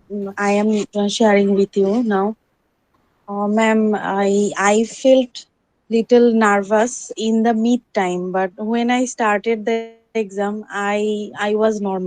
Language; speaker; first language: English; non-native, learner; Bangla